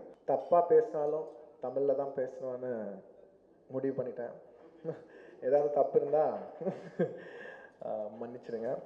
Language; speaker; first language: Tamil; non-native, local second language; Telugu